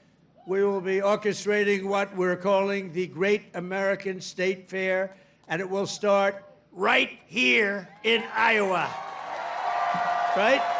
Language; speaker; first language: English; native; English